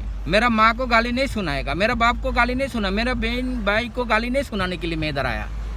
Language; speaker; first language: Hindi; non-native, local second language; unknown